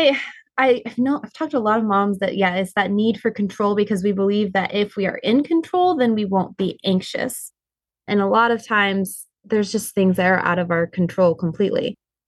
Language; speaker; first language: English; native; English